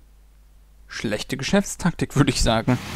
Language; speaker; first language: German; native; German